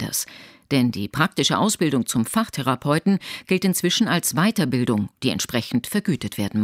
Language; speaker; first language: German; native; German